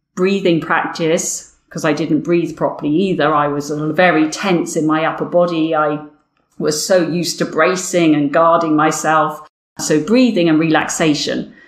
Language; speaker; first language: English; native; English